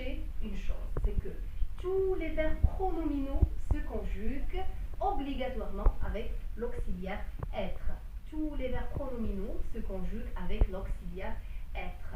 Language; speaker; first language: French; non-native, local second language; Arabic